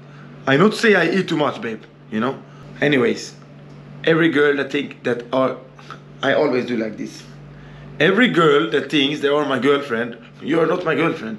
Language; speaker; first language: English; non-native, learner; Portuguese